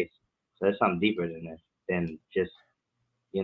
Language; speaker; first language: English; native; English